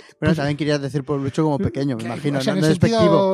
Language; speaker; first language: Spanish; native; Spanish